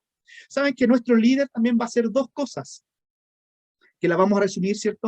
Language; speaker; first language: Spanish; native; Spanish